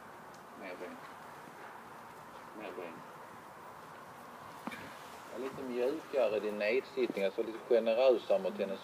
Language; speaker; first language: Swedish; native; Swedish